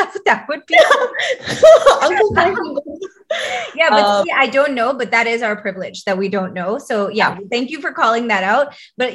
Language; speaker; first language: English; native; English